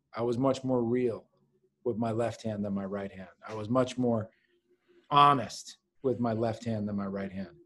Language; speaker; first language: English; native; English